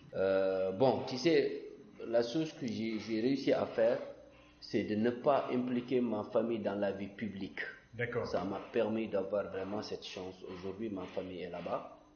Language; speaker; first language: French; non-native, local second language; Fula